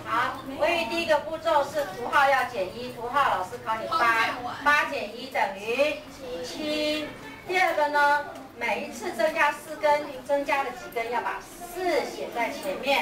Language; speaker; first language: Chinese; native; Chinese